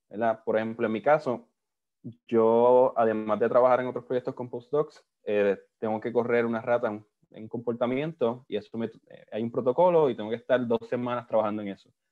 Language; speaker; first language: Spanish; native; Spanish